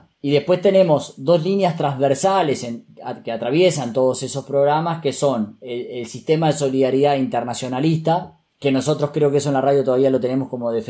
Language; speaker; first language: Spanish; native; Spanish